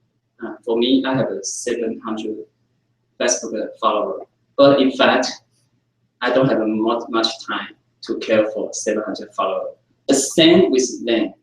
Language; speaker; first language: English; non-native, fluent; Chinese